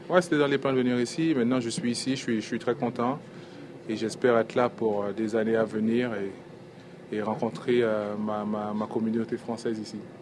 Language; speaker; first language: French; native; French